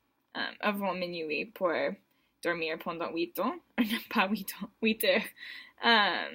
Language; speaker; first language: French; non-native, learner; English